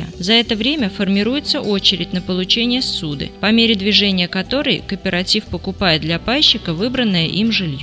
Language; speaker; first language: Russian; native; Russian